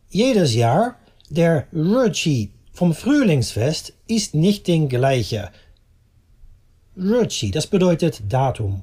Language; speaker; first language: German; non-native, fluent; Dutch